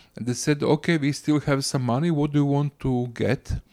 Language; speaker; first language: English; non-native, fluent; Croatian